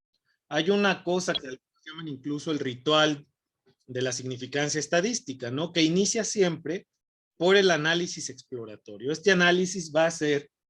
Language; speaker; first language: Spanish; native; Spanish